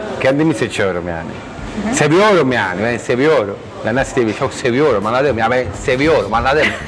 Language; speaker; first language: Turkish; non-native, learner; Italian